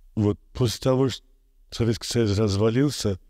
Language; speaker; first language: Russian; non-native, local second language; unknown